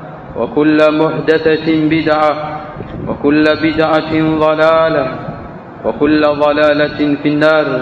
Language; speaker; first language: Arabic; non-native, fluent; Swahili